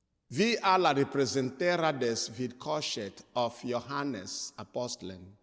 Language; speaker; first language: Swedish; non-native, fluent; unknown